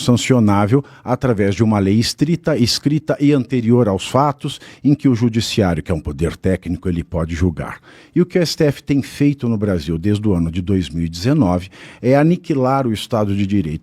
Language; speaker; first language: Portuguese; native; Portuguese